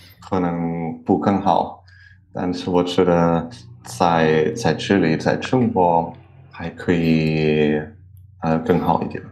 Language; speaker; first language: Chinese; non-native, learner; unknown